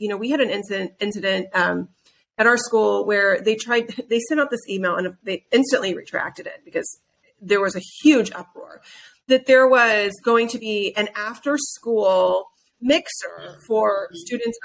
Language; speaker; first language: English; native; English